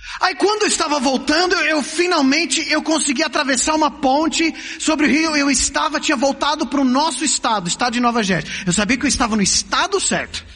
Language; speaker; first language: Portuguese; early bilingual, other home language; English